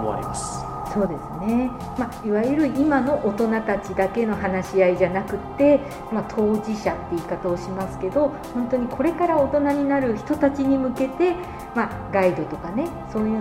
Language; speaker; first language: Japanese; native; Japanese